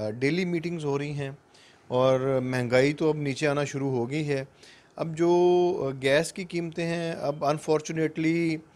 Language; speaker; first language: Urdu; non-native, local second language; Punjabi